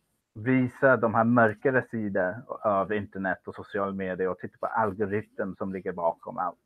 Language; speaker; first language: Swedish; non-native, fluent; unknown